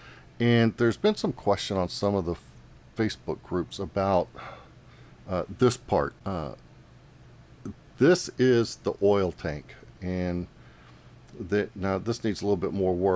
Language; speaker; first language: English; native; English